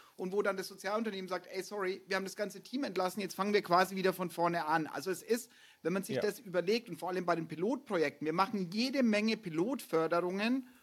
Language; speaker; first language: German; native; German